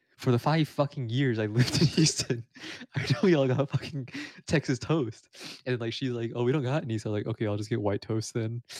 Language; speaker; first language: English; early bilingual, other home language; Vietnamese